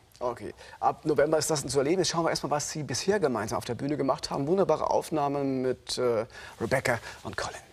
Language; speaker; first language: German; native; German